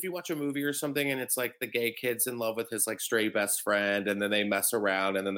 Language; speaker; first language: English; native; English